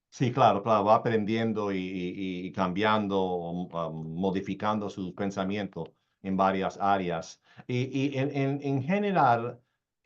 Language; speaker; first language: Spanish; early bilingual, heritage; Spanish